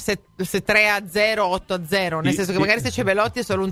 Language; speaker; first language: Italian; native; Italian